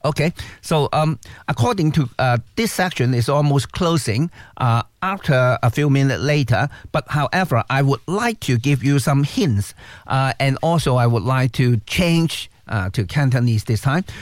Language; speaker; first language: English; non-native, local second language; Cantonese